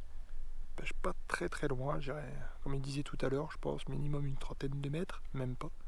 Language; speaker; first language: French; native; French